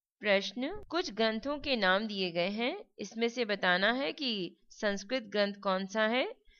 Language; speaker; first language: Hindi; native; Hindi